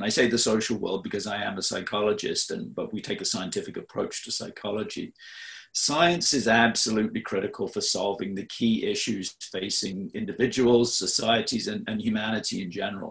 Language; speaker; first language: English; native; English